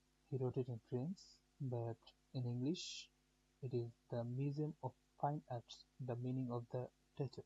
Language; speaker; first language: English; non-native, local second language; Bangla